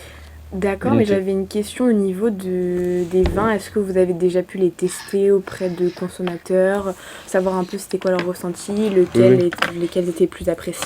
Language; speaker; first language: French; native; French